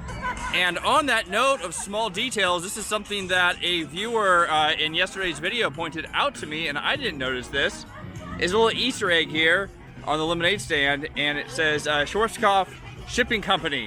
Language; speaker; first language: English; native; English